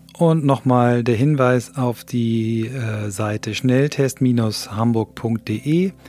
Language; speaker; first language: German; native; German